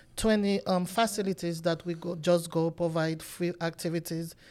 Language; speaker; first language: English; non-native, learner; Haitian Creole